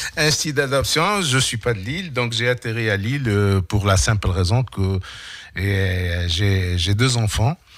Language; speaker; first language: French; non-native, local second language; Arabic